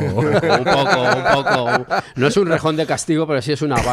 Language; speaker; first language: Spanish; native; Spanish